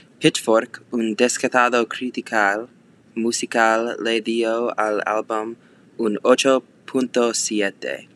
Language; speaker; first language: Spanish; non-native, learner; English